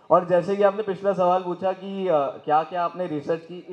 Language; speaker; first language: Hindi; native; Hindi